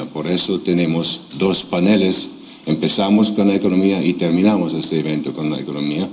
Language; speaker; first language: Spanish; non-native, fluent; German